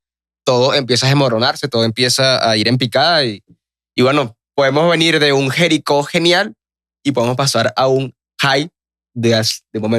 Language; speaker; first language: Spanish; native; Spanish